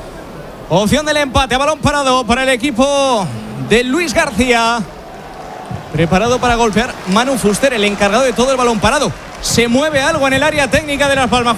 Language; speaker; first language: Spanish; native; Spanish